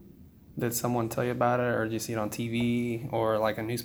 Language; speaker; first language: English; native; English